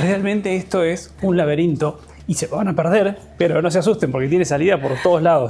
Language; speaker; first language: Spanish; native; Spanish